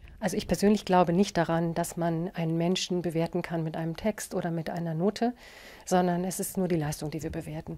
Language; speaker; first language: German; native; German